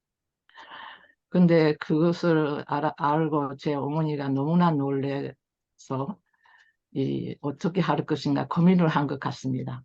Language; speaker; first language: Korean; early bilingual, heritage; Korean